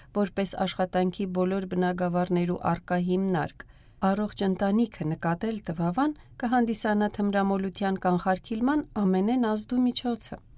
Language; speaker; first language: Armenian; early bilingual, heritage; Armenian